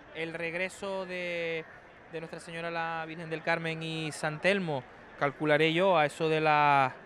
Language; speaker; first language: Spanish; native; Spanish